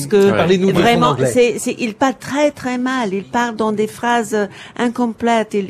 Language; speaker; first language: French; non-native, fluent; English